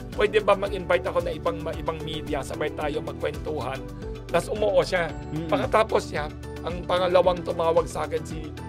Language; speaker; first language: Filipino; native; Filipino